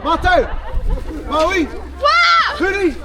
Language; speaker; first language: Māori; non-native, learner; English